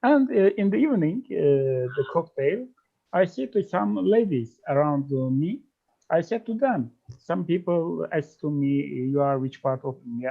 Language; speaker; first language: English; non-native, fluent; Turkish